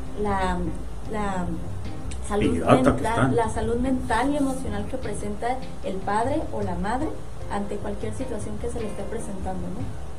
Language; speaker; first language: Spanish; native; Spanish